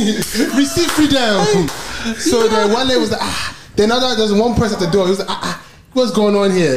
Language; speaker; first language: English; non-native, local second language; Yoruba